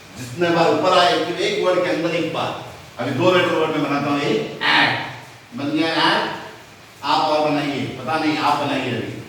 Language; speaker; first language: Hindi; non-native, local second language; Konkani